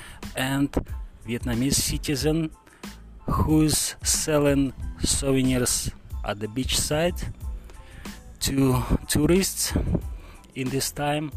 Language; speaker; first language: English; non-native, learner; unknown